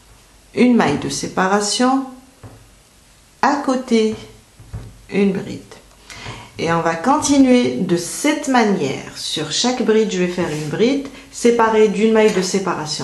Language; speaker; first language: French; native; French